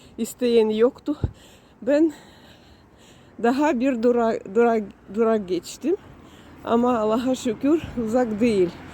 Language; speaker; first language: Turkish; non-native, learner; Russian